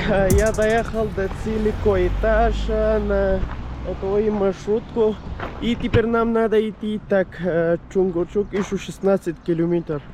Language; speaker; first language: Russian; non-native, learner; Urdu